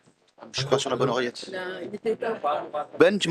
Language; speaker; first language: French; native; French